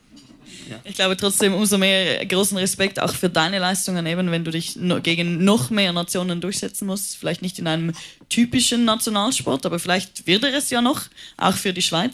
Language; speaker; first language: German; native; German